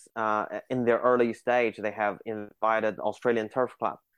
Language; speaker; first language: English; non-native, fluent; Chinese